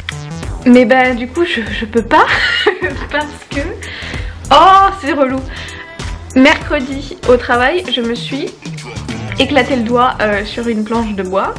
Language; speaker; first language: French; native; French